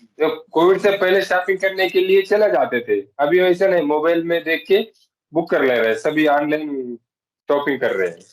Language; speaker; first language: Hindi; non-native, local second language; Telugu